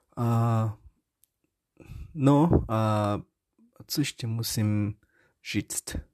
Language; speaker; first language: Czech; non-native, learner; Portuguese